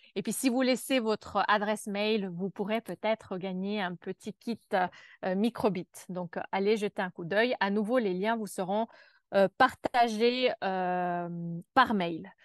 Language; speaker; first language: French; native; French